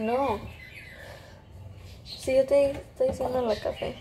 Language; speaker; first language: Spanish; early bilingual, heritage; Spanish